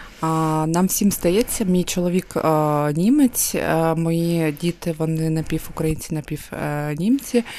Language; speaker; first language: Ukrainian; non-native, local second language; Russian